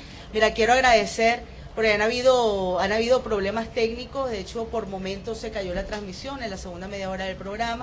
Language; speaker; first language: Spanish; native; Spanish